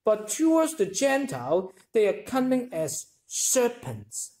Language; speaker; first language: English; non-native, local second language; Chinese